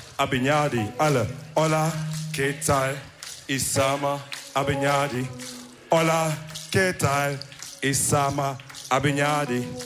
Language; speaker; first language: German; early bilingual, other home language; Wolof